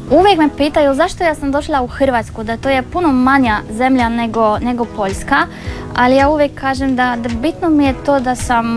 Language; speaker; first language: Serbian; non-native, learner; Polish